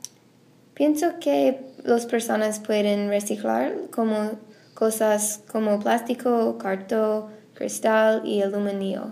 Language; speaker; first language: Spanish; non-native, learner; English